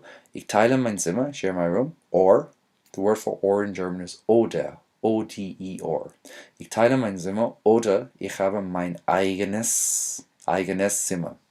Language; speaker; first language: German; non-native, fluent; English